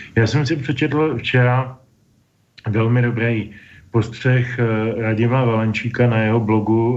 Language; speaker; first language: Czech; native; Czech